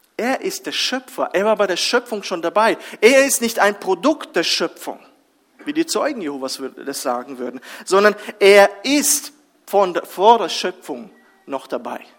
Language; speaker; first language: German; early bilingual, other home language; Russian